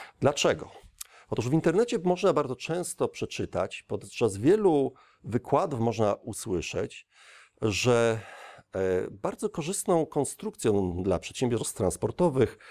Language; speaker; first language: Polish; native; Polish